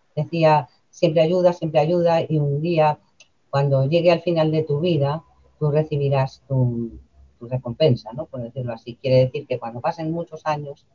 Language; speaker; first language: Spanish; native; Spanish